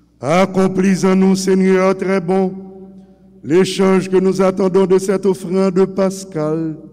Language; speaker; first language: French; non-native, local second language; Haitian Creole